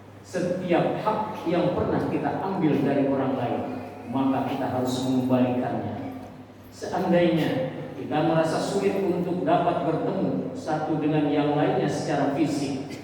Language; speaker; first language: Indonesian; native; Indonesian